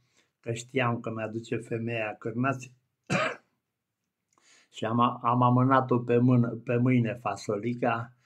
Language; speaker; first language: Romanian; native; Romanian